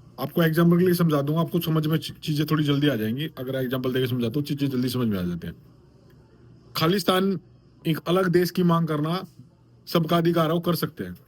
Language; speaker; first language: Hindi; native; Hindi